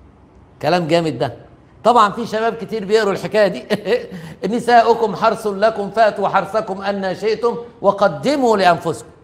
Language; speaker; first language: Arabic; native; Arabic